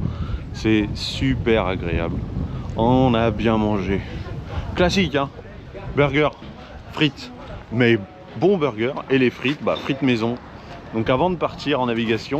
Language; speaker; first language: French; native; French